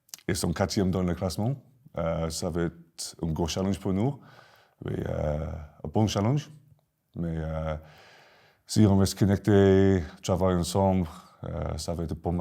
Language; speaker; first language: French; non-native, learner; English